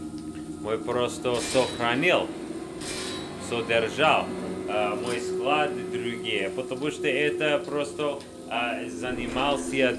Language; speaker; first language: Russian; non-native, learner; English